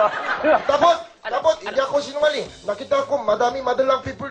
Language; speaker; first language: Filipino; non-native, learner; Korean